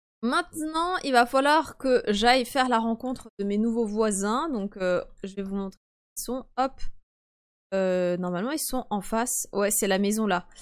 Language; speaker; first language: French; early bilingual, other home language; Polish